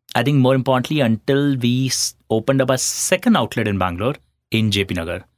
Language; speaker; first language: English; non-native, local second language; Hindi